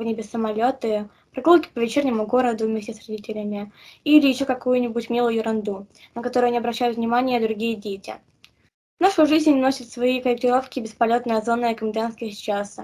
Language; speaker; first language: Russian; native; Russian